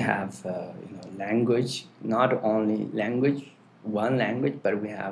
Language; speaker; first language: English; non-native, learner; Tibetan